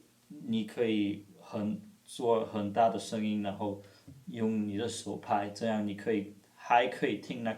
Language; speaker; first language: Chinese; non-native, fluent; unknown